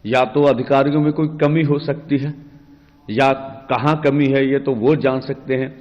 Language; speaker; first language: Hindi; non-native, local second language; Punjabi